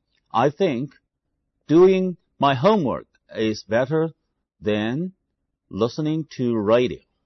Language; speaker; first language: English; non-native, fluent; Chinese